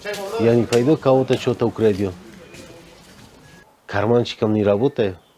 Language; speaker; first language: Russian; non-native, learner; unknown